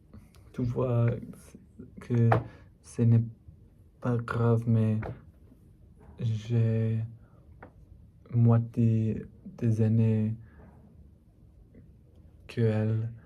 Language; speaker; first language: French; non-native, learner; English